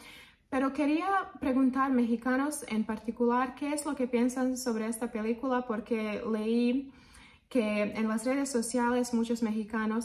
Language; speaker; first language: Spanish; non-native, fluent; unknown